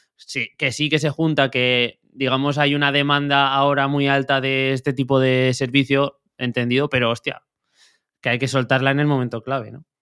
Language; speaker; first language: Spanish; native; Spanish